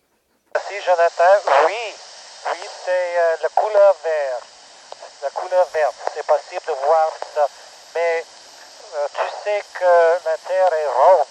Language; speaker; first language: French; non-native, local second language; English